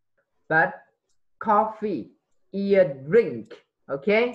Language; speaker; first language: English; non-native, fluent; Vietnamese